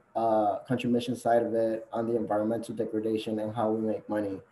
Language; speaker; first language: English; non-native, fluent; Spanish